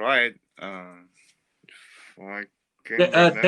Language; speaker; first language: English; non-native, learner; Portuguese